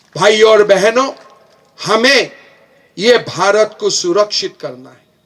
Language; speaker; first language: Hindi; non-native, local second language; Assamese